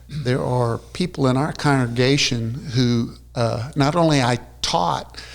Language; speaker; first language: English; native; English